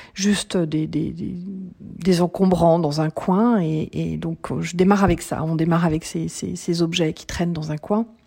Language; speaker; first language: French; native; French